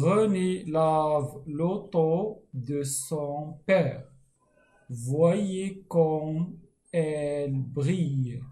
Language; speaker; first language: French; non-native, fluent; Arabic